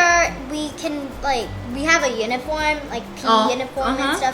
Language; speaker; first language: English; non-native, fluent; Japanese